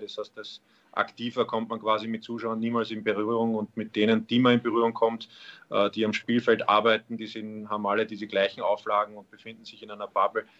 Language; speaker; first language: German; native; German